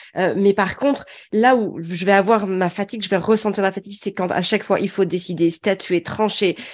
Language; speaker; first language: French; native; French